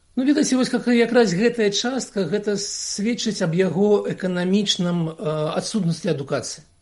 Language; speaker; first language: Belarusian; non-native, local second language; Russian